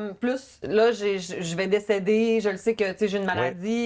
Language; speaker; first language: French; native; French